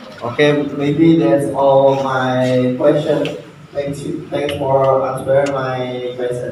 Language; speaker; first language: English; non-native, learner; Indonesian